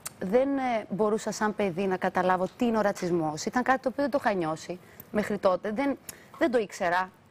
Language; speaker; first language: Greek; early bilingual, other home language; Albanian